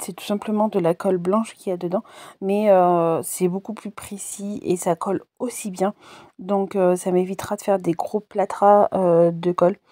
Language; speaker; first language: French; native; French